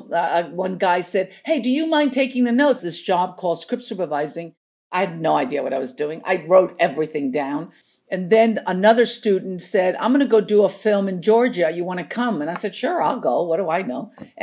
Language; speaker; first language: English; non-native, fluent; Spanish